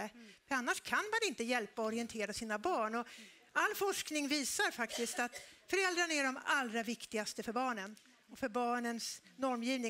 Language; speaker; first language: Swedish; native; Swedish